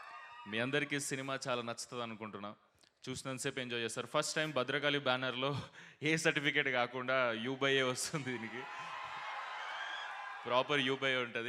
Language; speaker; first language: Telugu; native; Telugu